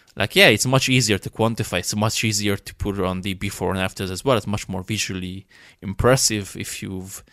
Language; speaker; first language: English; non-native, fluent; Romanian